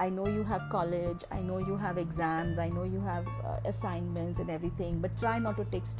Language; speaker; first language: English; non-native, local second language; Malayalam